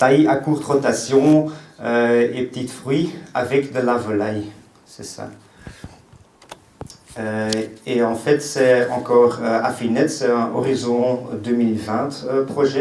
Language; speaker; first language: French; non-native, local second language; Dutch